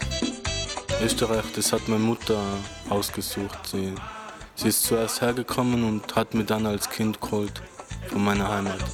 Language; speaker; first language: German; early bilingual, other home language; Spanish